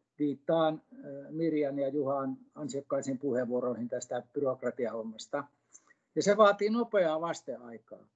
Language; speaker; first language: Finnish; native; Finnish